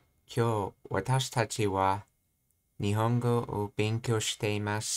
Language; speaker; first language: Japanese; non-native, learner; English